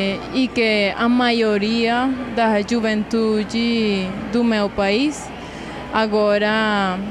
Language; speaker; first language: Portuguese; non-native, fluent; Spanish